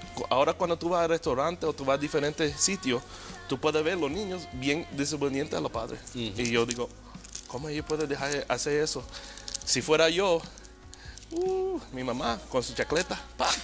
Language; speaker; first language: Spanish; early bilingual, heritage; Spanish